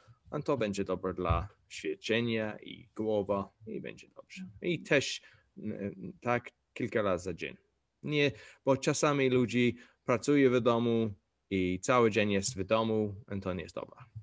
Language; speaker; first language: Polish; non-native, learner; English